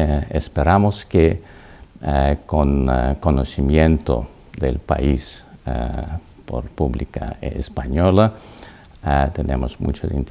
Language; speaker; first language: Spanish; non-native, learner; Azerbaijani